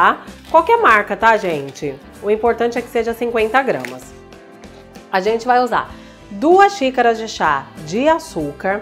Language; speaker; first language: Portuguese; native; Portuguese